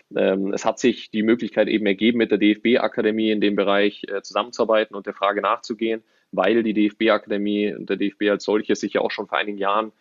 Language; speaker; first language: German; native; German